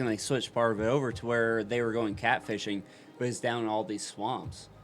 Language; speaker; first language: English; native; English